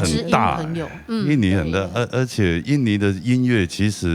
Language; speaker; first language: Chinese; native; Chinese